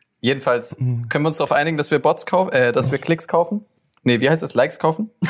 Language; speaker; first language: German; early bilingual, other home language; Turkish